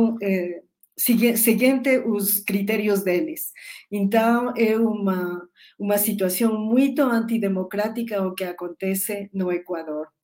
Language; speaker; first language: Portuguese; non-native, learner; Spanish